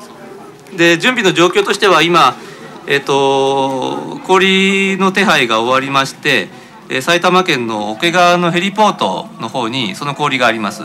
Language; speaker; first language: Japanese; native; Japanese